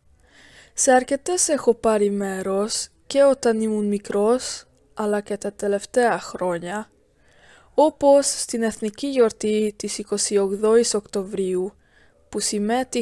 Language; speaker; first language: Greek; early bilingual, heritage; Greek